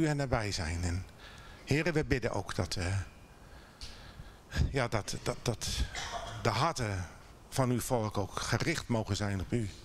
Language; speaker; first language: Dutch; native; Dutch